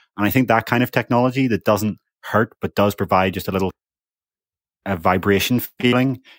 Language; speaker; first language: English; native; English